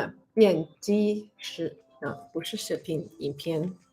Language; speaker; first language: Chinese; non-native, learner; English